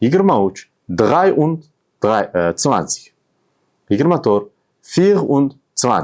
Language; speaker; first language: German; non-native, fluent; Uzbek